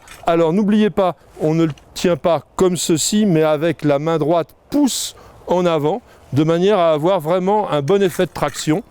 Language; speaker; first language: French; native; French